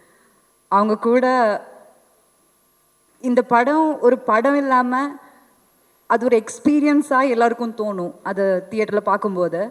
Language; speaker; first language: Tamil; non-native, fluent; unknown